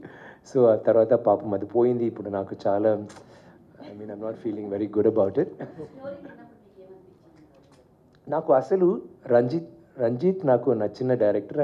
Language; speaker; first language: Telugu; non-native, learner; Tamil